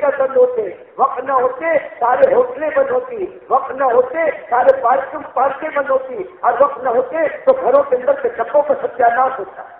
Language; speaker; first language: Urdu; native; Urdu